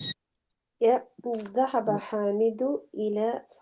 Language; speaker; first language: Arabic; non-native, learner; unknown